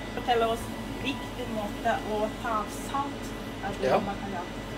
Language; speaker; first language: Norwegian; non-native, learner; Portuguese